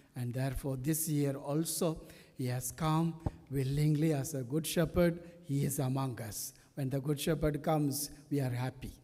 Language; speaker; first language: English; non-native, local second language; Tamil